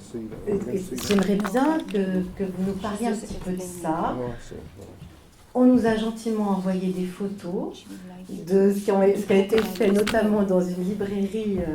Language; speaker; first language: French; native; French